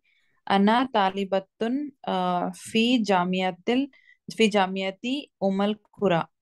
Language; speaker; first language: Arabic; non-native, learner; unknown